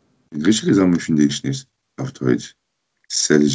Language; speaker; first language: German; non-native, learner; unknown